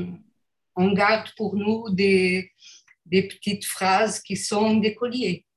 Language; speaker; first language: French; non-native, fluent; Portuguese